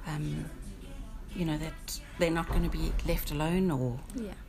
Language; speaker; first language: English; native; English